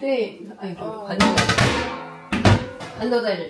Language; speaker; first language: Chinese; native; Chinese